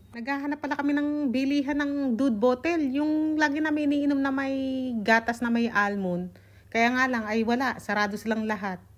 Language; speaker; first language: Filipino; native; Filipino